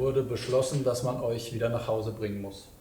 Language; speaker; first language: German; native; German